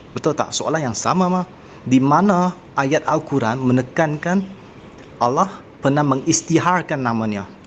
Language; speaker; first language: Malay; non-native, local second language; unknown